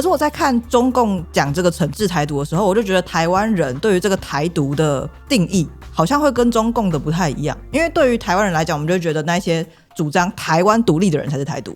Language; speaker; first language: Chinese; native; Chinese